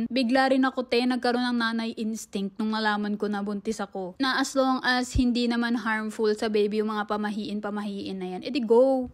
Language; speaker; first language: Filipino; native; Filipino